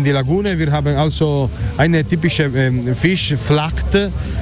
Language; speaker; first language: German; non-native, learner; Italian